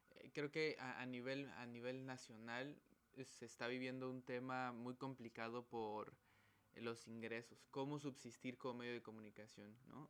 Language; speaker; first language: Spanish; native; Spanish